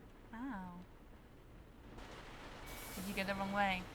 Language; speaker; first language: English; native; English